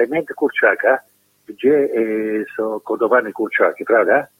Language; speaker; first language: Polish; non-native, learner; Italian